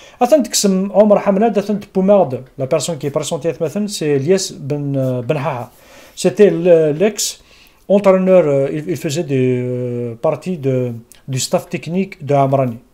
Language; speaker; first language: French; non-native, local second language; Kabyle